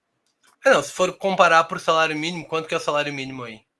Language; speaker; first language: Portuguese; native; Portuguese